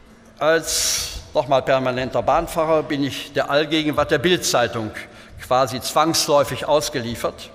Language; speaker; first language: German; native; German